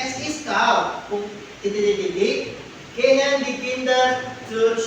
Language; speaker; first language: German; non-native, fluent; Indonesian